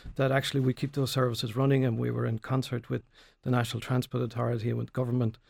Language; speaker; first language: English; native; English